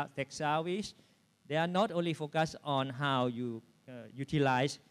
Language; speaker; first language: English; non-native, fluent; Thai